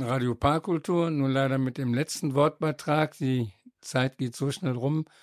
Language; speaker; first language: German; native; German